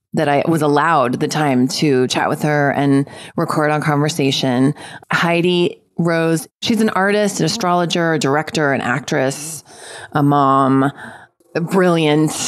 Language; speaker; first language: English; native; English